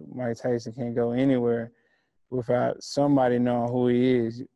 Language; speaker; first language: English; native; English